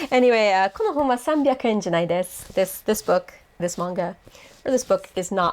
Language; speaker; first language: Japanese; non-native, fluent; English